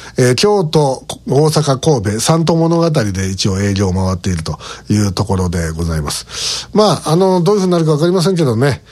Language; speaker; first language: Japanese; native; Japanese